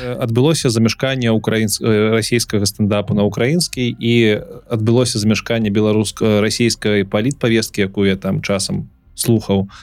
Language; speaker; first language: Belarusian; non-native, local second language; Russian